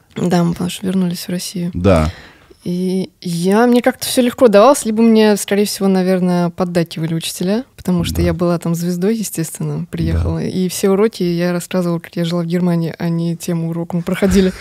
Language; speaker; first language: Russian; early bilingual, heritage; Russian